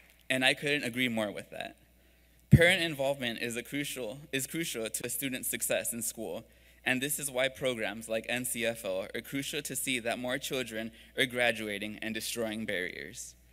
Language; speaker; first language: English; early bilingual, other home language; Spanish